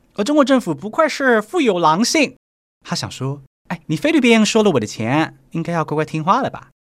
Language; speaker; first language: Chinese; native; Chinese